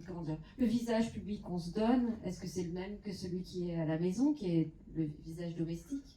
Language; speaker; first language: French; native; French